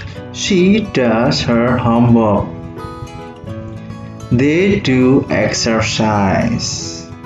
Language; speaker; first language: English; non-native, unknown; Indonesian